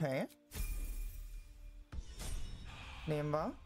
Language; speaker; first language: German; native; German